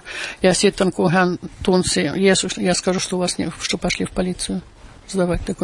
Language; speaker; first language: Finnish; non-native, fluent; Russian